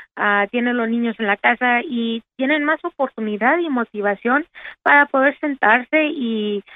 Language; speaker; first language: Spanish; early bilingual, heritage; Spanish